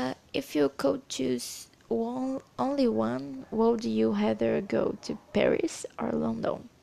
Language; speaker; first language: English; non-native, learner; Portuguese